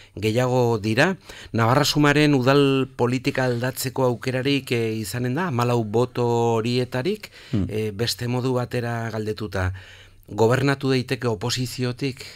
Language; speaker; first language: Basque; native; Basque